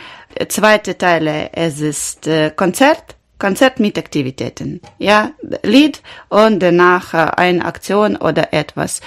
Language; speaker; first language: German; non-native, learner; Ukrainian